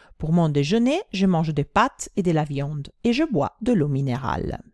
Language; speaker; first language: French; non-native, fluent; Italian